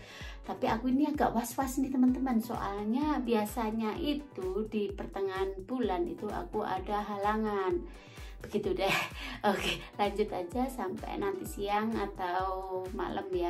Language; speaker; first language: Indonesian; non-native, local second language; Javanese